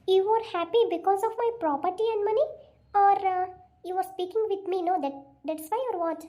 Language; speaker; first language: English; non-native, local second language; Kannada